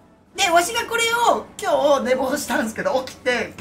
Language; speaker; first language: Japanese; native; Japanese